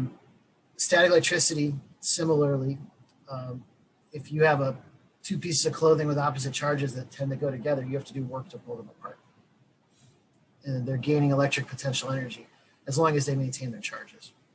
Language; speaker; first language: English; native; English